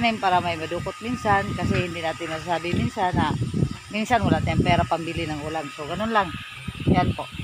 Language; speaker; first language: Filipino; non-native, local second language; Cebuano